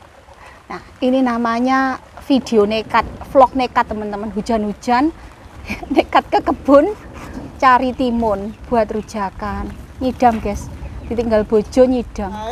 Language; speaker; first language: Indonesian; non-native, local second language; Javanese